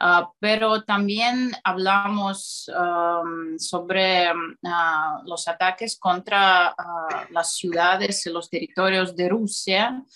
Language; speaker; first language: Spanish; non-native, fluent; Russian